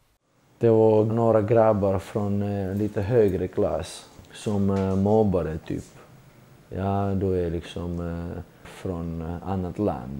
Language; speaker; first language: Swedish; early bilingual, other home language; Georgian